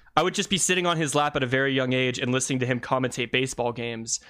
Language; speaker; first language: English; native; English